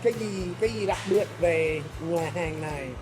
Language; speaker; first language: Vietnamese; non-native, fluent; English